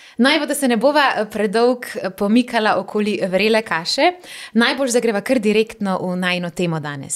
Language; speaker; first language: Slovenian; native; Slovenian